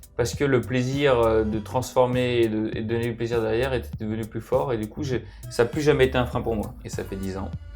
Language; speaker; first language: French; native; French